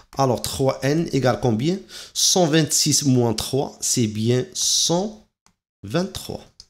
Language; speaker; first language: French; non-native, local second language; Arabic